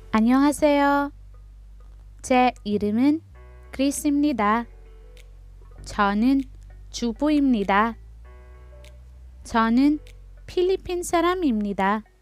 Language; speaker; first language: Korean; non-native, learner; Filipino